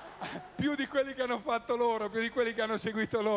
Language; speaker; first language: Italian; native; Italian